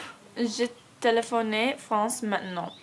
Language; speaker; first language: French; non-native, learner; English